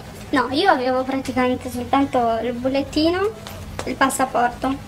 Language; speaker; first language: Italian; non-native, fluent; Romanian